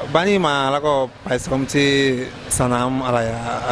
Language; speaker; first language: Thai; non-native, learner; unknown